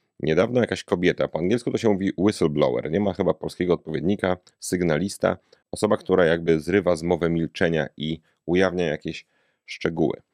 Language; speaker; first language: Polish; native; Polish